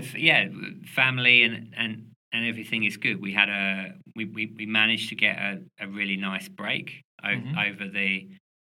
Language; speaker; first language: English; native; English